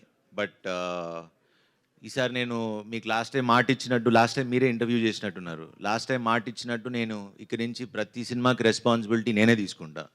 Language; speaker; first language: Telugu; native; Telugu